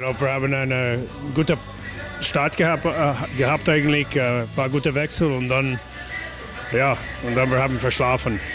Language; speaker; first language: German; non-native, fluent; English